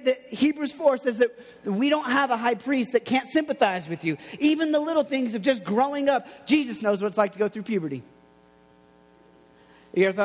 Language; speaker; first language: English; native; English